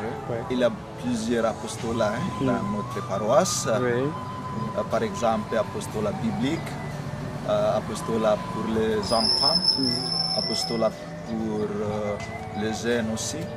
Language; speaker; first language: French; non-native, fluent; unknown